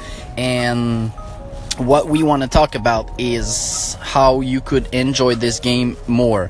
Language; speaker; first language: English; non-native, fluent; French